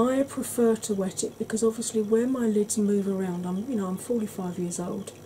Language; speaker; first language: English; native; English